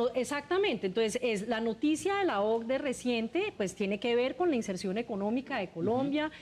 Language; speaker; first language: Spanish; native; Spanish